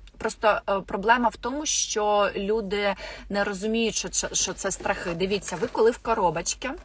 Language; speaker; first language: Ukrainian; non-native, local second language; Russian